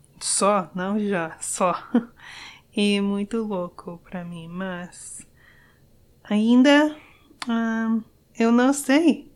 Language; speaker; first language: Portuguese; non-native, learner; English